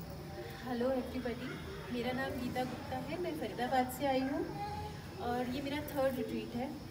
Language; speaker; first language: Hindi; native; Hindi